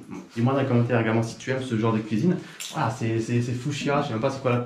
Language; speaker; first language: French; native; French